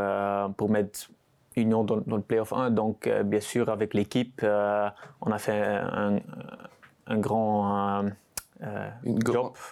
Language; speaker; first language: French; non-native, local second language; Dutch